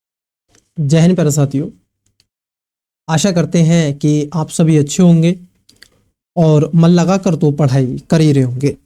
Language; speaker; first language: Hindi; native; Hindi